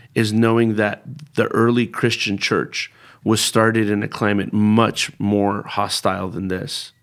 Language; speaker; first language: English; early bilingual, other home language; Spanish